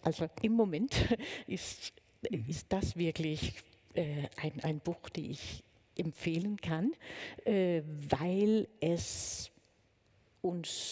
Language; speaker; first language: German; non-native, fluent; Danish